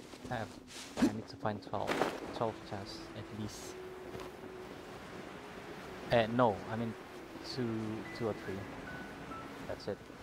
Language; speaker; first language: English; non-native, local second language; Malay